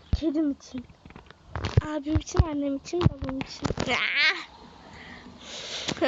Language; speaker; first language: Turkish; native; Turkish